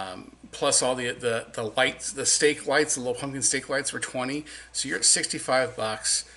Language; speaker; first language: English; native; English